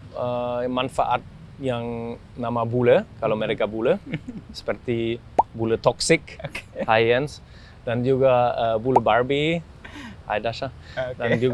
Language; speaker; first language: Indonesian; non-native, fluent; German